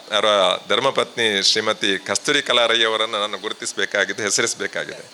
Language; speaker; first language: Kannada; non-native, local second language; Tulu